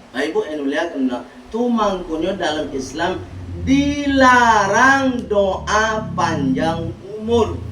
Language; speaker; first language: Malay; non-native, local second language; Minangkabau